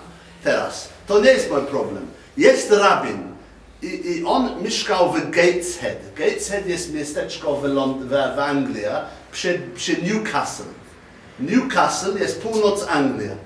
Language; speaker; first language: Polish; non-native, learner; English